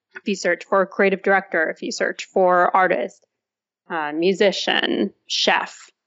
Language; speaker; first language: English; early bilingual, other home language; Russian